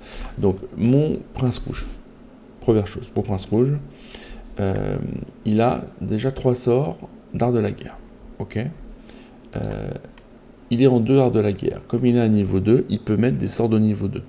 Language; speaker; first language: French; native; French